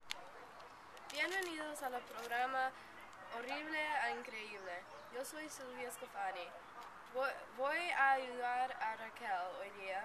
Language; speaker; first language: Spanish; non-native, learner; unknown